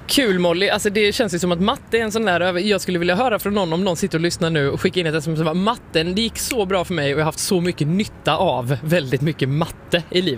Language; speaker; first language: Swedish; native; Swedish